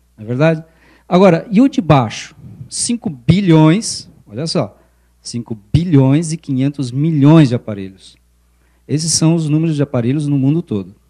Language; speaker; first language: Portuguese; early bilingual, other home language; Spanish